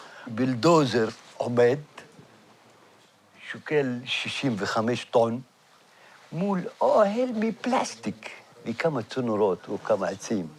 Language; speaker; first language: Hebrew; non-native, local second language; Arabic